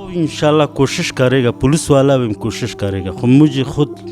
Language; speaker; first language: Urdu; non-native, learner; Pashto